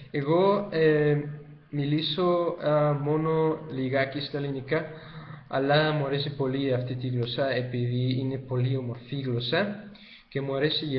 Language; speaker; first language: Greek; non-native, learner; Spanish